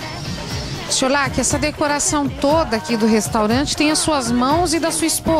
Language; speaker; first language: Portuguese; native; Portuguese